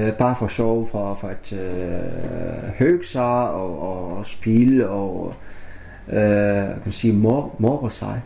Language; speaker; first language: Danish; non-native, learner; Arabic